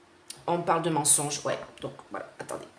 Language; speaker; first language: French; native; French